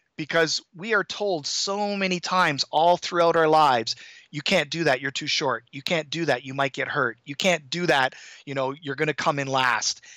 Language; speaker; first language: English; native; English